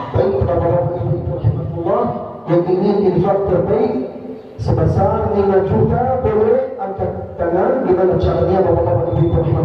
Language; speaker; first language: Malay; non-native, fluent; Arabic